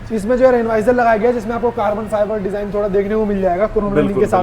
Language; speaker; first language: Hindi; native; Hindi